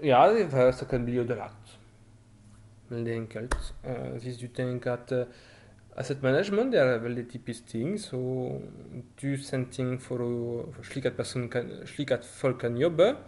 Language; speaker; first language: Norwegian; non-native, fluent; French